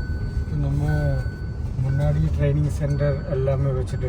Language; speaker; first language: Tamil; non-native, learner; Malayalam